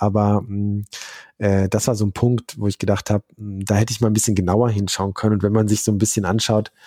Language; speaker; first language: German; native; German